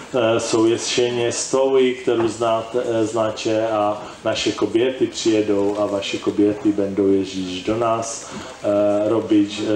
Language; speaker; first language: Polish; non-native, learner; Czech